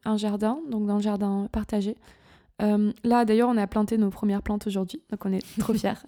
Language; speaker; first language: French; native; French